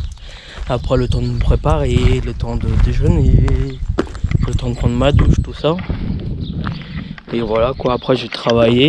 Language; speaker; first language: French; native; French